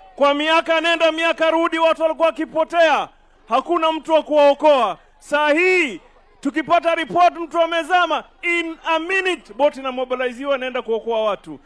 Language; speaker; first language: Swahili; native; Swahili